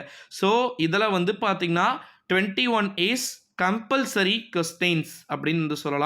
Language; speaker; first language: Tamil; native; Tamil